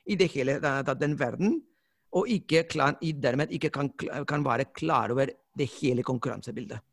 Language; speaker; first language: Norwegian; non-native, fluent; Spanish